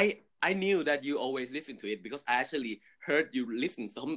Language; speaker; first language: English; non-native, fluent; Thai